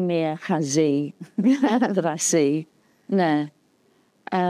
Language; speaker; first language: Greek; non-native, fluent; English